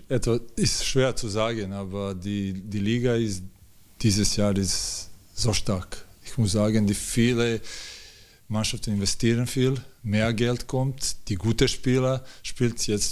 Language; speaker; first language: German; non-native, learner; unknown